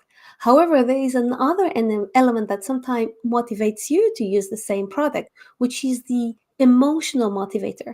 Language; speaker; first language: English; non-native, fluent; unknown